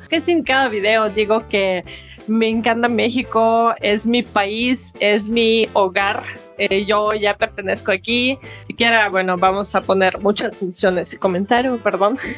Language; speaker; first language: Spanish; non-native, fluent; Russian